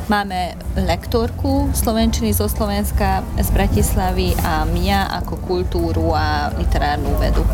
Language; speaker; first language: Slovak; non-native, local second language; Hungarian